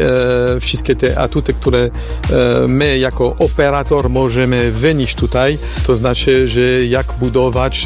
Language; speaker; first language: Polish; non-native, fluent; French